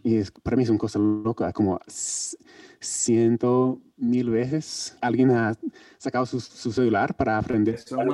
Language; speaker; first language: Spanish; non-native, learner; English